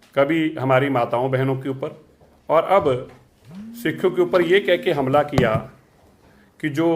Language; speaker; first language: Hindi; non-native, local second language; Punjabi